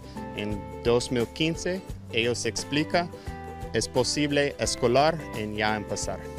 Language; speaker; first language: Spanish; non-native, learner; English